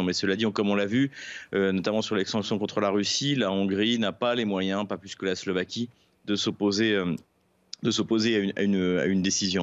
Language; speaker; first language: French; native; French